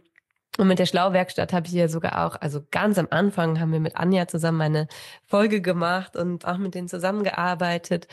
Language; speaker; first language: German; native; German